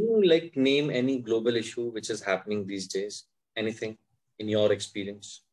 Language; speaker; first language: English; non-native, local second language; Hindi